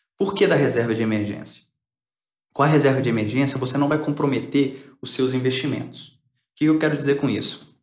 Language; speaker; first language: Portuguese; early bilingual, other home language; Spanish